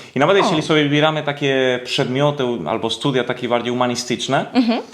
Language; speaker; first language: Polish; non-native, fluent; Spanish